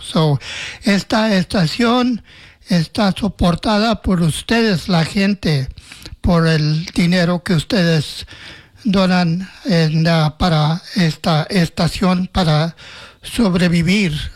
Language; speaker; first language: Spanish; non-native, learner; English